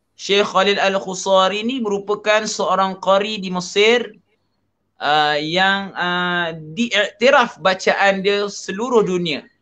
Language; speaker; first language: Malay; native; Malay